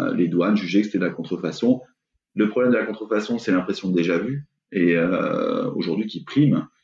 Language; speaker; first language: French; native; French